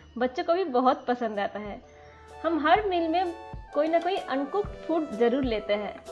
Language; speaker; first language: Hindi; non-native, local second language; Bangla